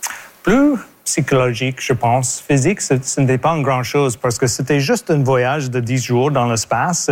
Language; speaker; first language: French; non-native, local second language; English